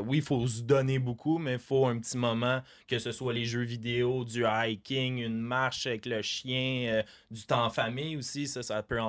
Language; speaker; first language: French; native; French